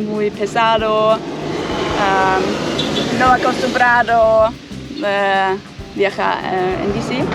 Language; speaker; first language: Spanish; non-native, fluent; German